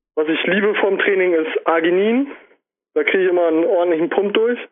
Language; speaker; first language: German; native; German